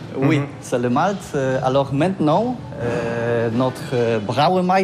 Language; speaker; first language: French; non-native, learner; Polish